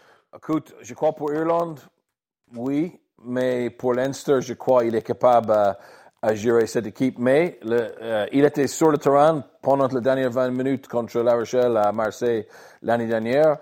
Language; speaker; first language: French; non-native, learner; English